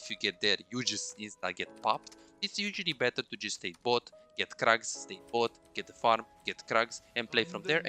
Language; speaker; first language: English; non-native, fluent; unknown